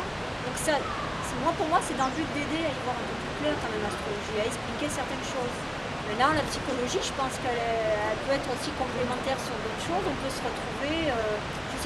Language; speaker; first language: French; native; French